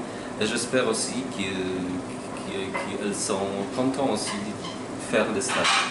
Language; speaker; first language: French; non-native, fluent; Polish